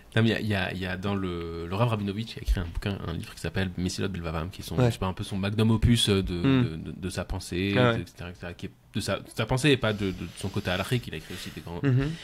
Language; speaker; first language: French; native; French